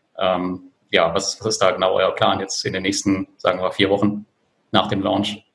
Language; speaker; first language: German; native; German